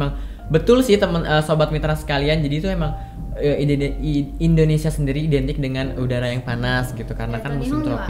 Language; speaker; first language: Indonesian; native; Indonesian